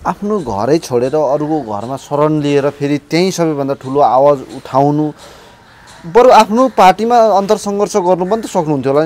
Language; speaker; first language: Nepali; native; Nepali